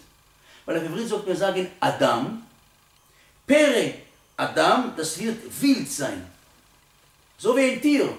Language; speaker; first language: German; non-native, learner; Hebrew